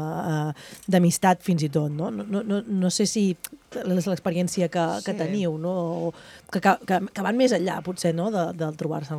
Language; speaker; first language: Catalan; native; Catalan